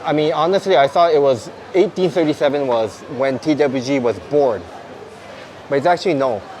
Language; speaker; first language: English; non-native, fluent; Japanese